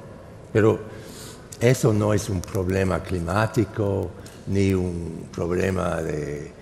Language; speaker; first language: Spanish; non-native, fluent; English